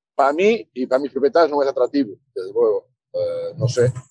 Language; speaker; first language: Spanish; early bilingual, other home language; Portuguese